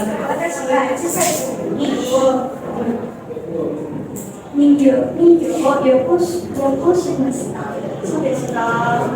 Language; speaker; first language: Japanese; non-native, fluent; Indonesian